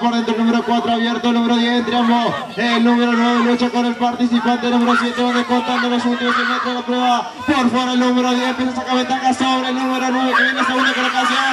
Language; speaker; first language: Spanish; native; Spanish